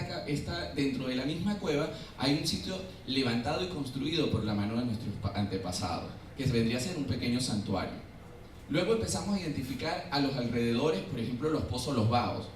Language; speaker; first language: Spanish; native; Spanish